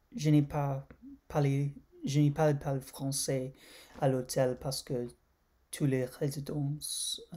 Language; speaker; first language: French; non-native, learner; English